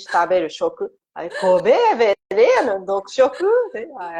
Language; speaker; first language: Portuguese; non-native, fluent; Japanese